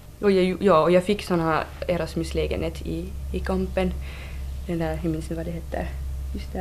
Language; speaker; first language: Swedish; non-native, fluent; French